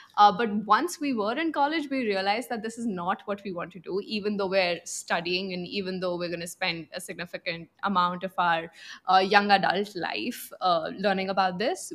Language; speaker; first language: English; non-native, local second language; Punjabi